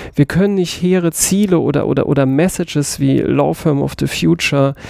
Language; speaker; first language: German; native; German